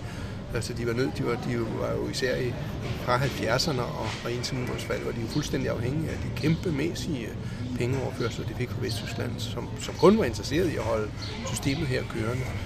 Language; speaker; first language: Danish; native; Danish